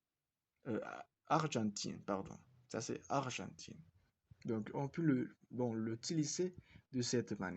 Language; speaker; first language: French; non-native, fluent; Spanish